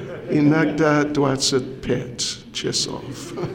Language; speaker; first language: Russian; non-native, learner; English